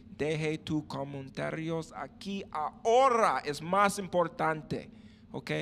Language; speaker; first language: Spanish; non-native, learner; English